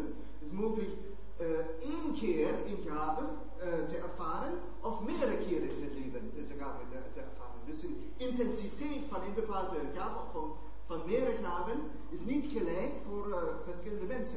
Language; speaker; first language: Dutch; non-native, fluent; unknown